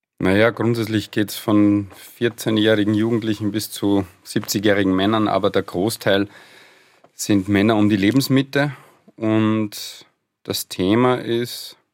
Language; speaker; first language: German; native; German